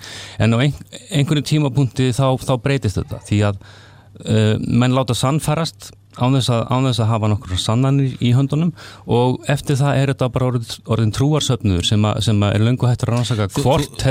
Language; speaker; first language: Icelandic; native; Icelandic